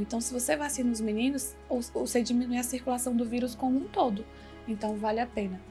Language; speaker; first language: Portuguese; native; Portuguese